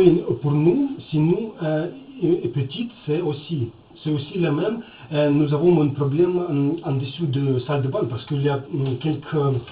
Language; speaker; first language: French; non-native, learner; Russian